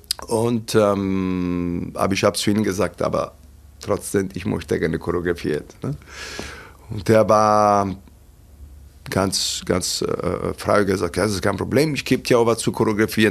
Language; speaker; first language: German; non-native, fluent; Italian